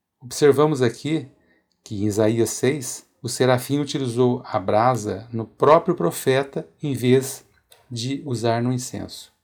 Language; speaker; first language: Portuguese; native; Portuguese